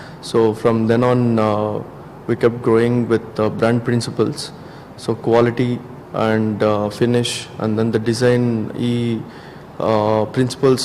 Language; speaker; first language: English; non-native, local second language; Telugu